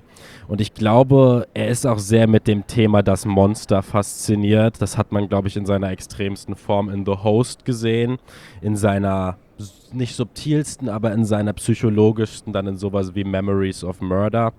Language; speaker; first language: German; native; German